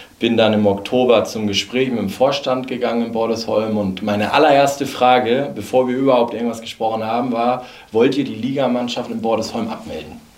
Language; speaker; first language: German; native; German